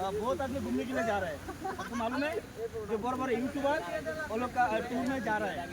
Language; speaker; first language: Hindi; non-native, learner; Bangla